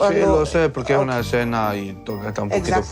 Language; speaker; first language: Spanish; native; Spanish